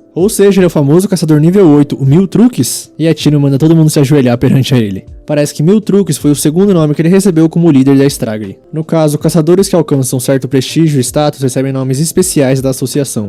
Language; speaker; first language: Portuguese; native; Portuguese